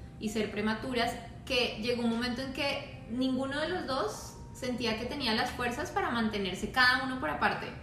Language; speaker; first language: Spanish; native; Spanish